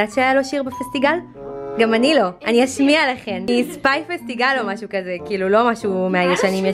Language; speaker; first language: Hebrew; native; Hebrew